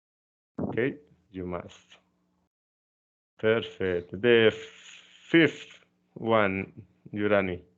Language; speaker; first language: English; non-native, fluent; Spanish